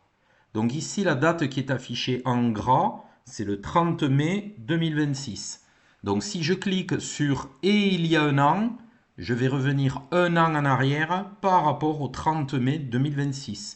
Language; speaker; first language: French; native; French